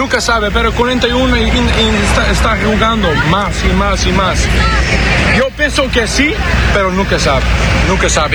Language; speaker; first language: Spanish; non-native, learner; Portuguese